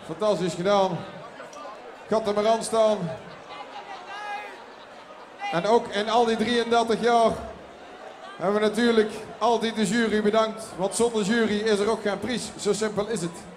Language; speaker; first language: Dutch; native; Dutch